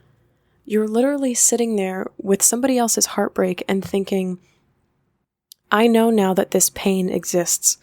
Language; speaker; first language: English; native; English